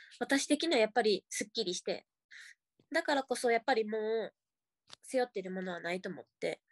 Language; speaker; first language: Japanese; native; Japanese